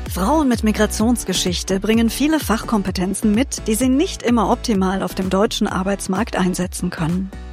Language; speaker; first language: German; native; German